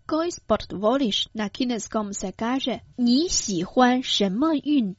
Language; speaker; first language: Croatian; non-native, fluent; Chinese